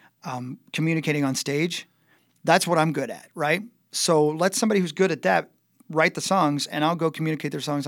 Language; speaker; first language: English; native; English